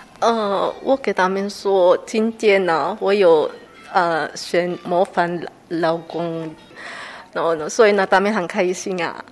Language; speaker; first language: Chinese; non-native, learner; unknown